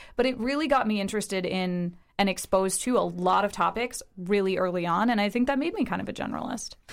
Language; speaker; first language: English; early bilingual, other home language; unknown